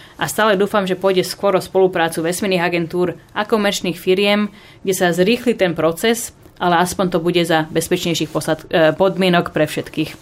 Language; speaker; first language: Slovak; native; Slovak